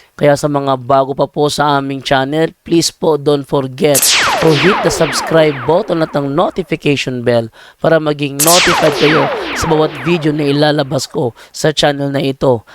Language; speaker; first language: Filipino; non-native, local second language; Cebuano